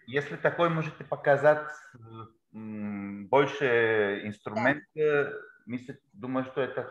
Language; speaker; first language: Russian; non-native, learner; Bulgarian